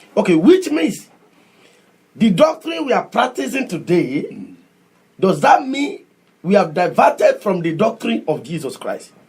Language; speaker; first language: English; non-native, local second language; Yoruba